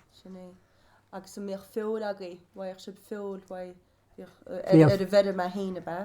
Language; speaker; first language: Irish; native; Irish